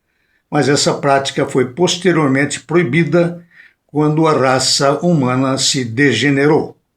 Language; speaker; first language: Portuguese; native; Portuguese